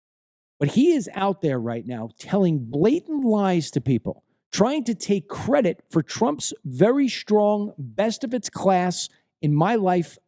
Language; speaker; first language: English; native; English